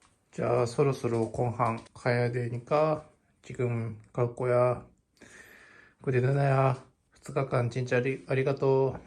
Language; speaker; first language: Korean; non-native, learner; Japanese